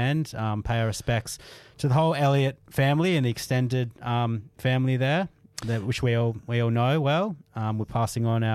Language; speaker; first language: English; native; English